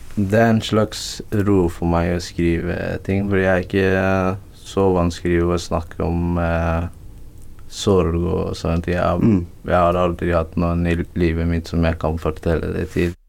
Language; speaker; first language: Norwegian; non-native, learner; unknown